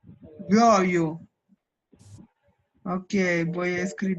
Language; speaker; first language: Spanish; non-native, learner; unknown